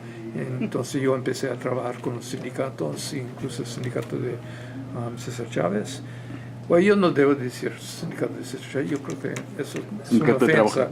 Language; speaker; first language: Spanish; non-native, fluent; English